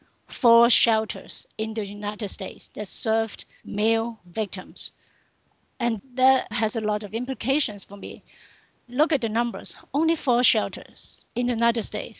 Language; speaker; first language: English; non-native, local second language; Cantonese